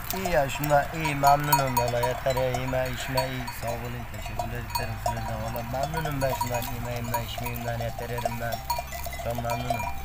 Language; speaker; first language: Turkish; non-native, learner; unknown